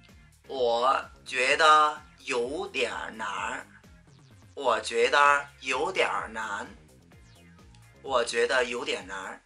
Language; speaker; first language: Chinese; non-native, fluent; Vietnamese